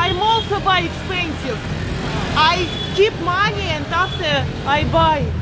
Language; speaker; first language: English; non-native, learner; Russian